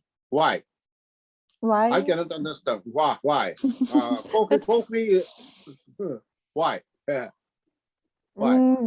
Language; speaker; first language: English; non-native, learner; Japanese